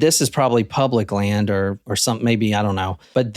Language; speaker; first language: English; native; English